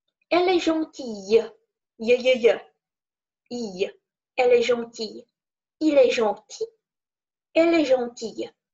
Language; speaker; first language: French; non-native, fluent; Czech